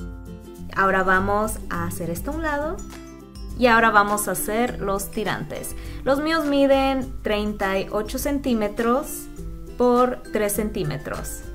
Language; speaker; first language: Spanish; native; Spanish